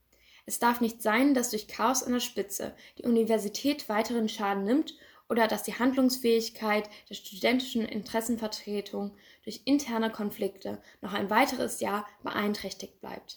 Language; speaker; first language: German; native; German